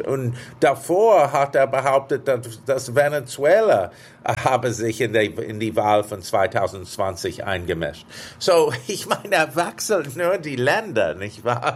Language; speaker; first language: German; non-native, fluent; English